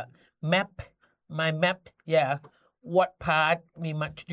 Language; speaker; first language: English; non-native, learner; Thai